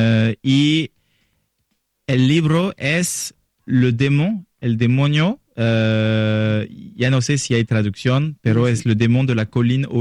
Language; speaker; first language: Spanish; non-native, learner; French